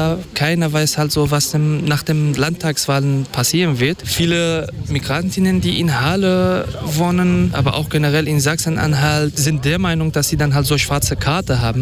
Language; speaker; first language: German; non-native, fluent; Kurdish